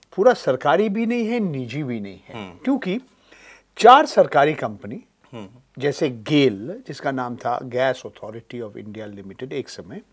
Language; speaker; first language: Hindi; native; Hindi